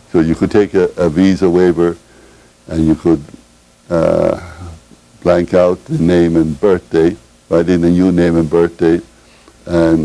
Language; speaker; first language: English; native; English